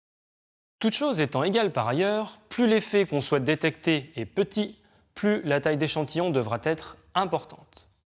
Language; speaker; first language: French; native; French